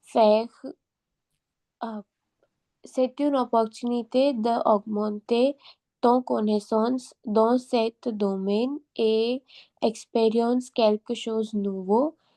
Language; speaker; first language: French; non-native, learner; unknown